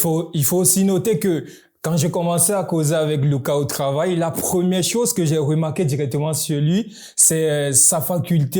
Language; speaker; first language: French; native; French